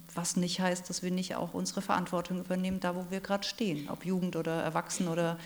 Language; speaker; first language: German; native; German